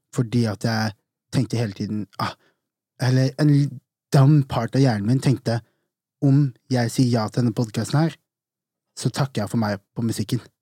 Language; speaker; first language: Norwegian; native; Norwegian